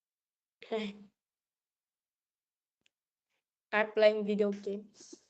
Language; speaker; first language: English; non-native, learner; Vietnamese